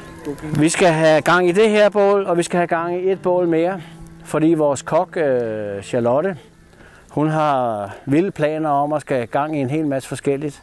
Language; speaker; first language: Danish; native; Danish